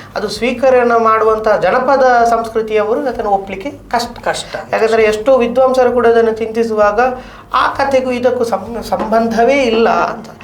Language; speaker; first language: Kannada; non-native, local second language; Tulu